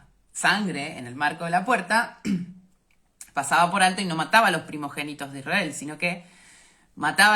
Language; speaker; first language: Spanish; native; Spanish